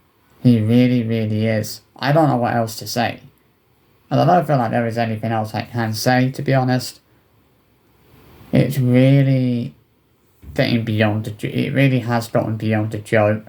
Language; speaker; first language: English; native; English